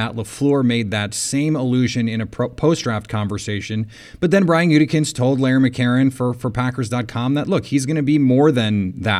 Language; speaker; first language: English; native; English